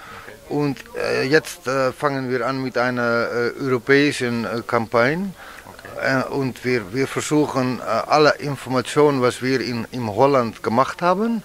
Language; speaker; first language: German; non-native, learner; Dutch